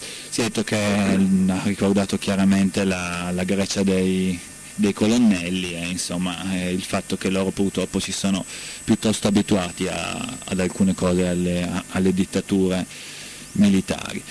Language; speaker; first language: Italian; native; Italian